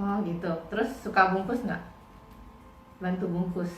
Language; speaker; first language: Indonesian; native; Indonesian